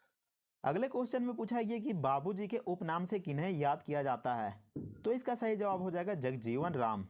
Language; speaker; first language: Hindi; native; Hindi